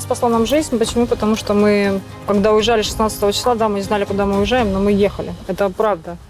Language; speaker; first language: Russian; native; Russian